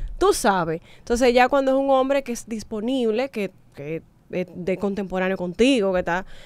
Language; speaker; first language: Spanish; native; Spanish